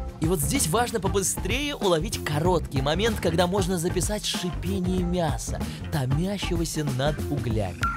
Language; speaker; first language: Russian; native; Russian